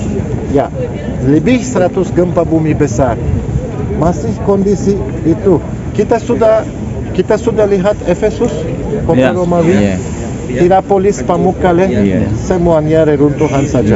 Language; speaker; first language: Indonesian; non-native, learner; Turkish